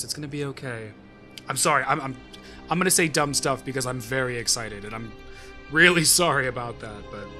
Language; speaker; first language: English; native; English